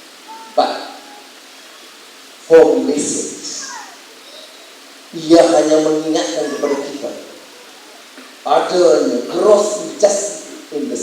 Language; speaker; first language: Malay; native; Malay